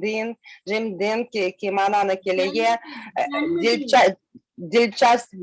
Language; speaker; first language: Hindi; non-native, learner; Russian